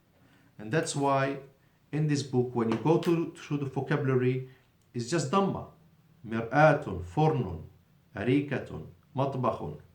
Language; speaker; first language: English; non-native, fluent; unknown